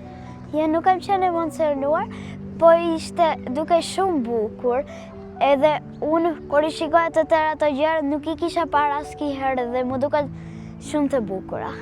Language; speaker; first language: Albanian; early bilingual, heritage; Albanian